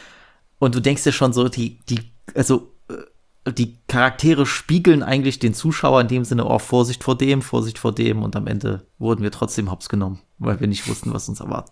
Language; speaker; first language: German; native; German